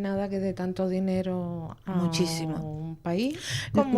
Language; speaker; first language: Spanish; native; Spanish